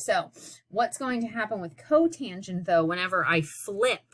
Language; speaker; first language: English; native; English